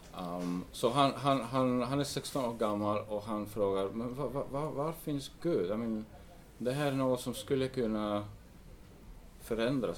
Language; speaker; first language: Swedish; non-native, fluent; English